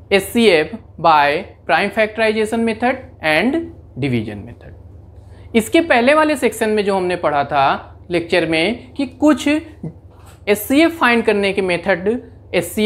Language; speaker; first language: Hindi; native; Hindi